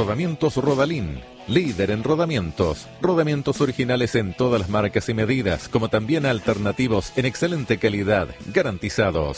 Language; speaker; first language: Spanish; native; Spanish